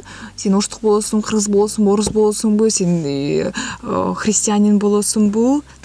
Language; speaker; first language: Kyrgyz; non-native, local second language; Russian